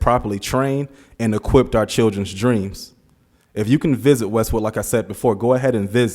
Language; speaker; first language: English; native; English